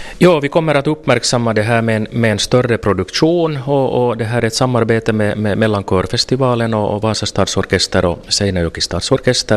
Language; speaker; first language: Swedish; native; Swedish